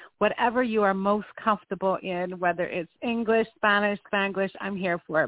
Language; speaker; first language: English; early bilingual, other home language; Spanish